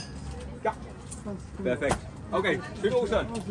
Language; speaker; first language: German; non-native, learner; Dutch